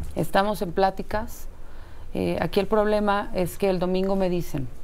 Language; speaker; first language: Spanish; native; Spanish